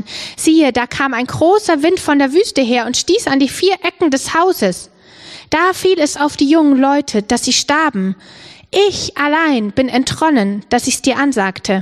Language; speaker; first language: German; native; German